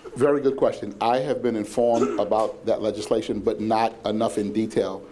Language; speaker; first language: English; native; English